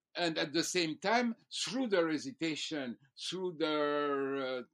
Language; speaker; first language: English; non-native, fluent; French